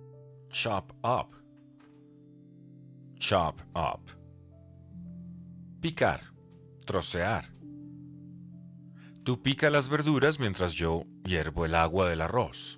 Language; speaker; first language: Spanish; native; Spanish